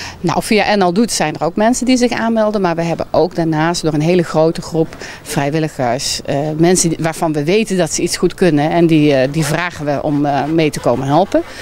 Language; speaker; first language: Dutch; native; Dutch